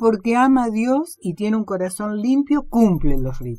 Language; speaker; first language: Spanish; native; Spanish